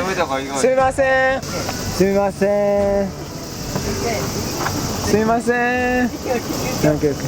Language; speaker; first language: Japanese; non-native, learner; English